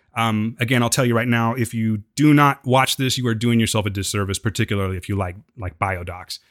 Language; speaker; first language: English; native; English